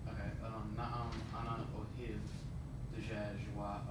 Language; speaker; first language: Arabic; non-native, learner; English